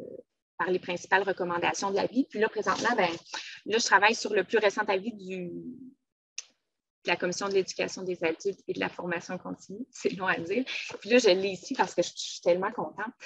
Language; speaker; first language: French; native; French